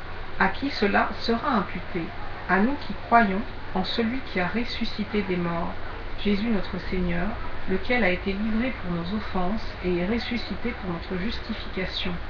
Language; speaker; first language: French; native; French